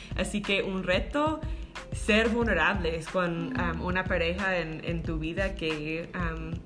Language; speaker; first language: Spanish; non-native, fluent; English